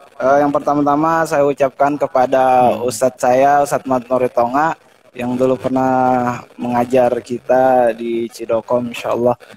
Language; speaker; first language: Indonesian; native; Indonesian